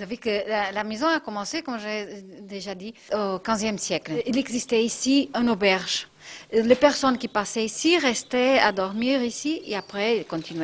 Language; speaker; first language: French; non-native, fluent; Portuguese